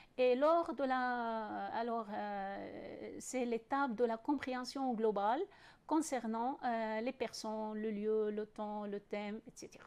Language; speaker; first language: French; non-native, fluent; Arabic